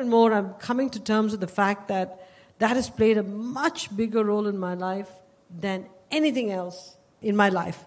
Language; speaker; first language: English; non-native, local second language; Tamil